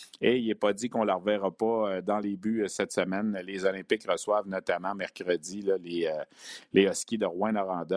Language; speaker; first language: French; native; French